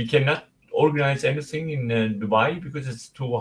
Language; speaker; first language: English; non-native, fluent; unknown